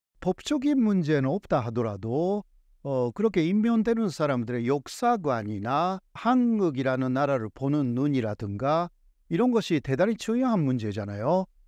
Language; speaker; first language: Korean; non-native, fluent; Japanese